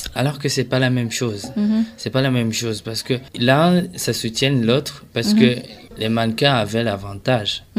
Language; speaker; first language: French; non-native, local second language; Rundi